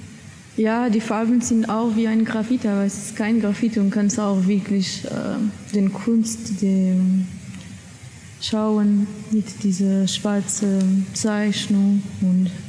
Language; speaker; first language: German; non-native, learner; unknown